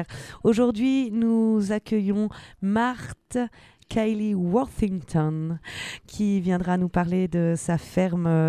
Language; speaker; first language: French; native; French